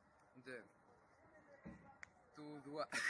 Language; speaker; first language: French; non-native, learner; Spanish